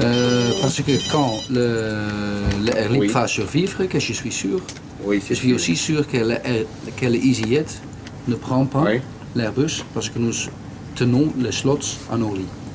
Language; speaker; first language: French; non-native, learner; Dutch